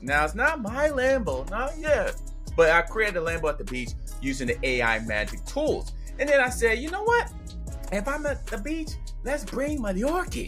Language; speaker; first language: English; native; English